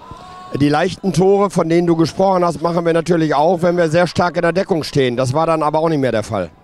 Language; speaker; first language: German; native; German